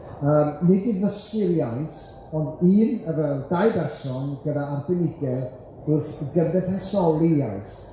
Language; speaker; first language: Welsh; non-native, fluent; Spanish